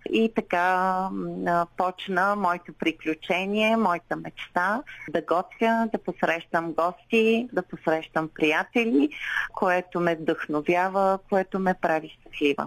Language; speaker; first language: Bulgarian; non-native, local second language; Turkish